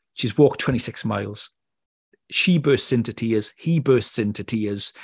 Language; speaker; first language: English; native; English